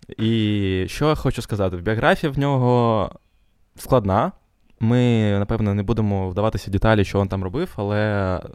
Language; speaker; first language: Ukrainian; non-native, local second language; Russian